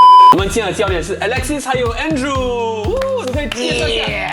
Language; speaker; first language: Chinese; native; Chinese